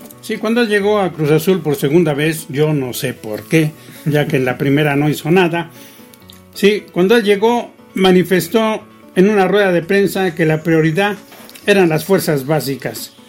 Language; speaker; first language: Spanish; native; Spanish